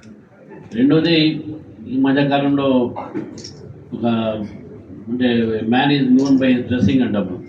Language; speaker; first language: Telugu; native; Telugu